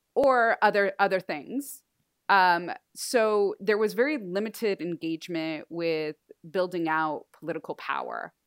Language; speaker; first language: English; native; English